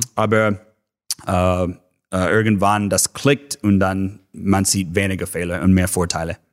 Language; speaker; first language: German; non-native, fluent; English